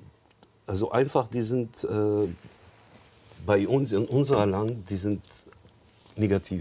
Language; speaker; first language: German; non-native, learner; Arabic